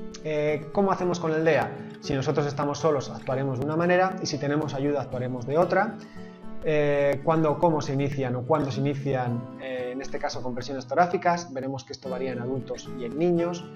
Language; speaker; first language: Spanish; native; Spanish